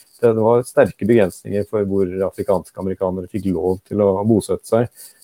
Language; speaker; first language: Norwegian; native; Norwegian